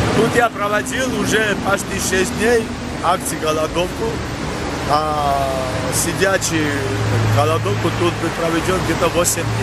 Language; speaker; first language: Russian; non-native, local second language; Georgian